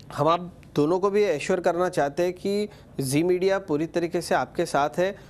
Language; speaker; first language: Hindi; non-native, local second language; Marathi